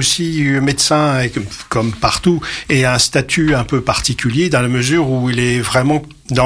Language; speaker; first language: French; native; French